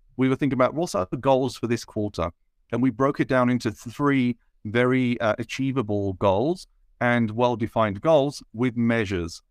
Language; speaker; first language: English; native; English